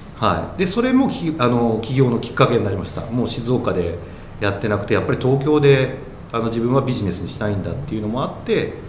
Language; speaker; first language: Japanese; native; Japanese